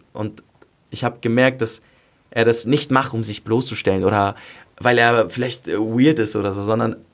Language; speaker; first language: German; early bilingual, other home language; Greek